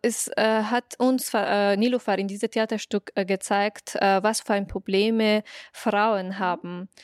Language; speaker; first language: German; non-native, fluent; Persian